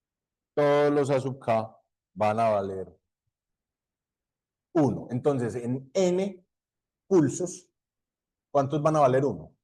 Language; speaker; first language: Spanish; native; Spanish